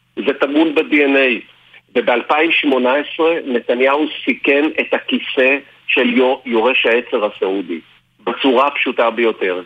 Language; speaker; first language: Hebrew; native; Hebrew